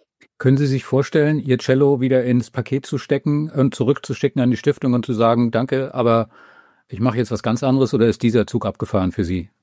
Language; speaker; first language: German; native; German